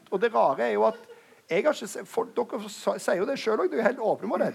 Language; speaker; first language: Norwegian; native; Norwegian